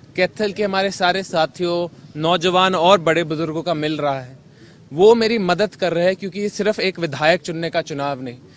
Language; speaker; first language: Hindi; native; Hindi